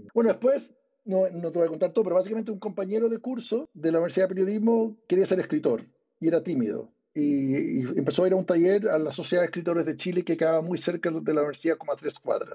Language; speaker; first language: Spanish; early bilingual, other home language; English